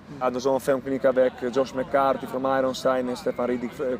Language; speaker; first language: French; non-native, learner; Italian